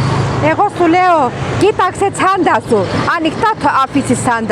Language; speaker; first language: Greek; non-native, learner; Armenian